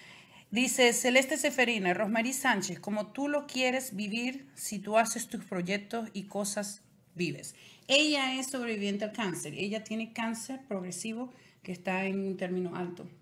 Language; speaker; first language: Spanish; native; Spanish